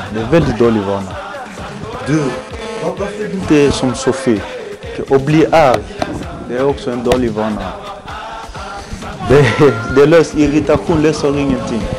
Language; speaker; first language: Swedish; non-native, fluent; Lingala